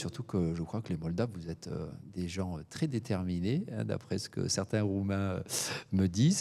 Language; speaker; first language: French; native; French